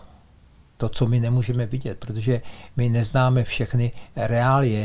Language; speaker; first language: Czech; native; Czech